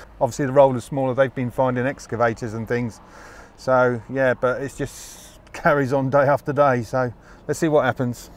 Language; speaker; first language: English; native; English